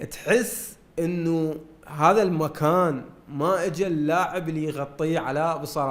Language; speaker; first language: Arabic; native; Arabic